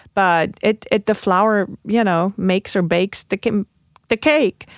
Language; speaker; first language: English; non-native, fluent; German